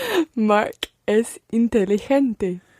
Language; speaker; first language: Spanish; non-native, learner; English